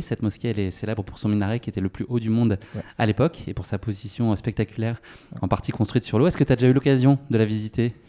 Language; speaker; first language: French; native; French